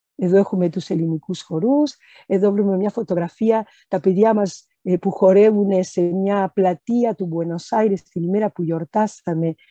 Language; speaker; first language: Greek; early bilingual, other home language; Spanish